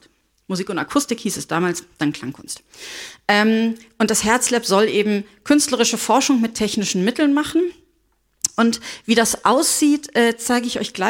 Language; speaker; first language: German; native; German